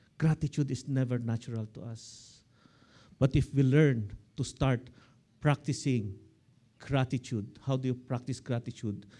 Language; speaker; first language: English; non-native, local second language; Filipino